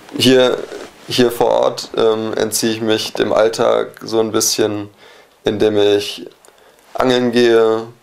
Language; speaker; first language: German; native; German